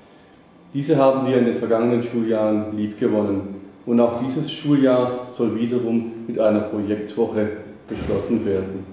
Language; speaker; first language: German; native; German